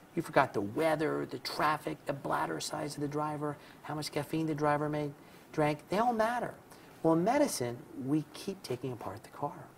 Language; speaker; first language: English; native; English